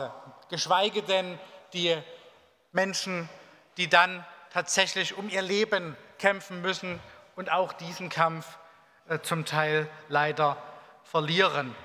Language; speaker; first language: German; native; German